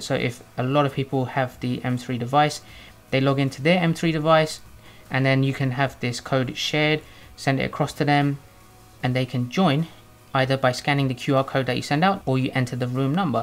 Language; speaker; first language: English; native; English